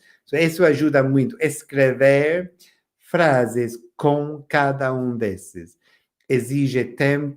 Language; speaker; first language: Portuguese; non-native, fluent; English